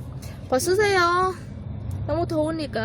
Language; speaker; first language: Korean; non-native, learner; Vietnamese